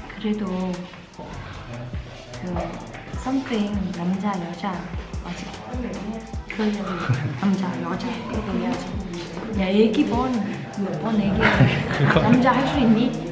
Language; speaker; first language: Korean; non-native, learner; Vietnamese